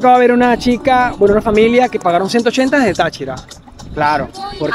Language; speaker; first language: Spanish; native; Spanish